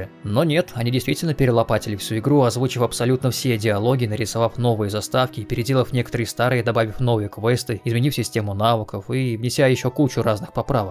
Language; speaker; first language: Russian; native; Russian